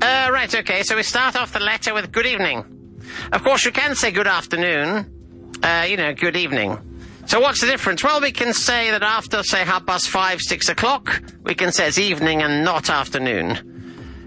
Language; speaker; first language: English; native; English